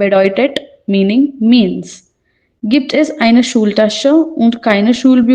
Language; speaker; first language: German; non-native, fluent; Hindi